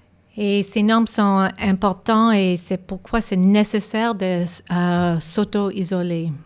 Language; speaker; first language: French; non-native, local second language; English